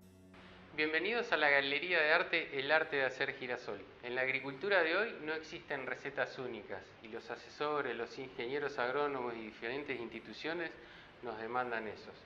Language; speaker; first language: Spanish; native; Spanish